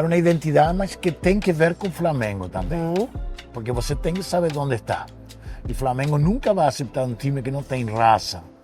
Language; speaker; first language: Portuguese; non-native, fluent; Spanish